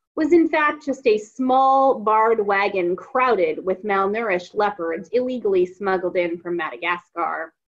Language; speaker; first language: English; native; English